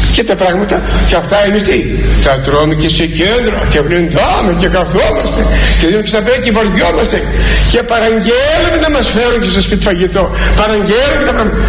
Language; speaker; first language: Greek; native; Greek